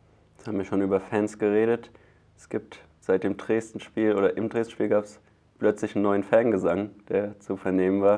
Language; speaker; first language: German; native; German